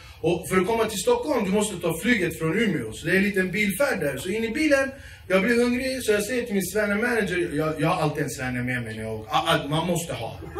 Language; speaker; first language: Swedish; early bilingual, other home language; Kurdish